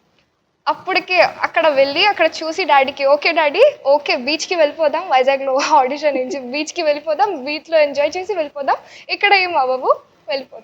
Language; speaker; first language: Telugu; non-native, learner; Odia